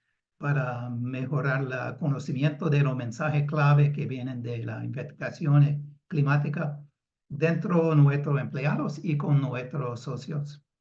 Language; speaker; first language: Spanish; non-native, fluent; English